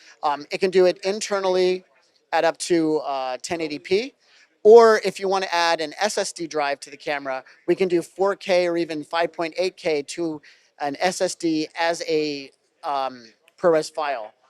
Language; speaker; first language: English; native; English